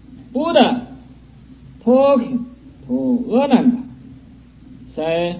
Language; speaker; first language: English; non-native, learner; Chinese